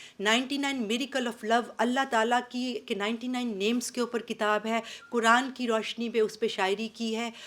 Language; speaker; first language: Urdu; native; Urdu